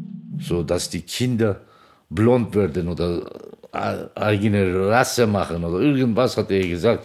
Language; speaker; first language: German; non-native, local second language; Turkish